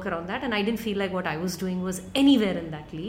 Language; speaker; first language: English; non-native, local second language; Tamil